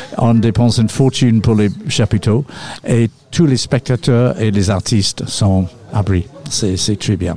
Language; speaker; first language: French; non-native, fluent; English